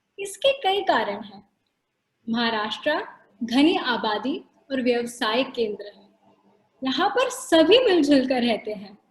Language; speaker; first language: Hindi; non-native, local second language; Marathi